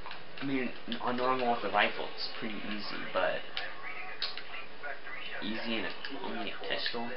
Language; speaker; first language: English; native; English